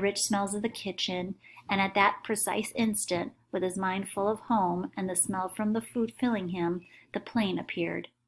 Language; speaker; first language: English; native; English